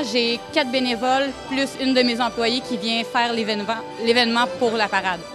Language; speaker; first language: French; native; French